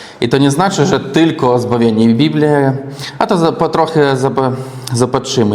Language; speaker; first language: Polish; non-native, learner; Russian